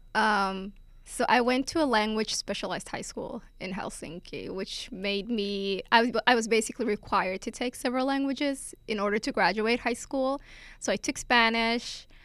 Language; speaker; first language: English; non-native, fluent; Finnish